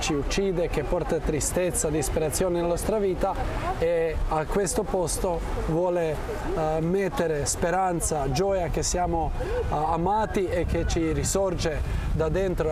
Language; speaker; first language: Italian; non-native, fluent; Croatian